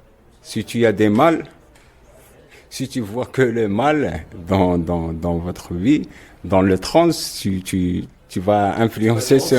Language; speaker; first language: French; non-native, local second language; Arabic